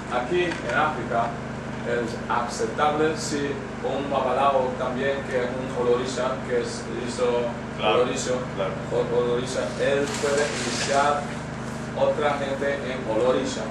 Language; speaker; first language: Spanish; non-native, learner; Yoruba